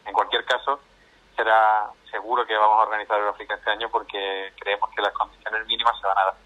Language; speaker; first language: Spanish; native; Spanish